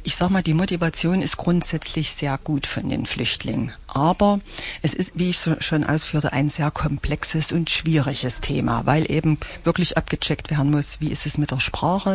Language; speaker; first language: German; native; German